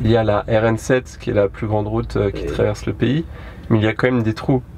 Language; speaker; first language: French; native; French